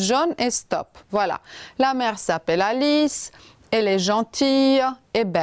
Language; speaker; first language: French; non-native, fluent; Romanian